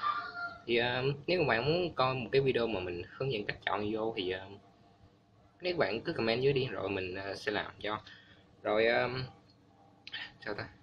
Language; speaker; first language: Vietnamese; early bilingual, heritage; Vietnamese